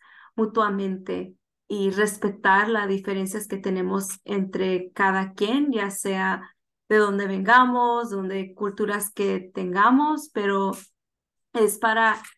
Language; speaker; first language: Spanish; early bilingual, heritage; Spanish